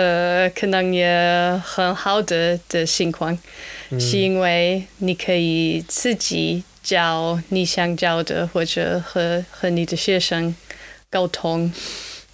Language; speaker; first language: Chinese; non-native, fluent; German